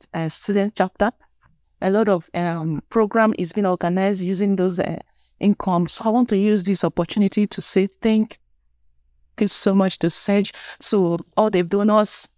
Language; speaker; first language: English; non-native, local second language; Igbo